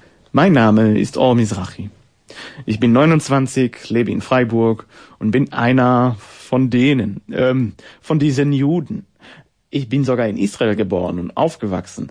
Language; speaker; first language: German; non-native, fluent; Hebrew